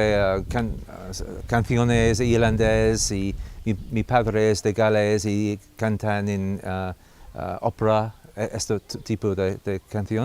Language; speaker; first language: Spanish; non-native, learner; English